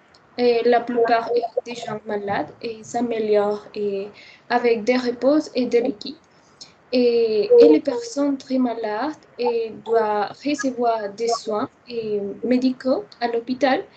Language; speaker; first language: French; non-native, learner; Spanish